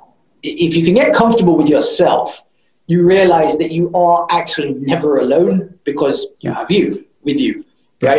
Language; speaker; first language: English; native; English